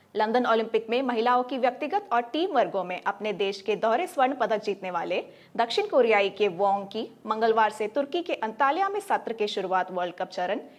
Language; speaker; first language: Hindi; non-native, local second language; Malayalam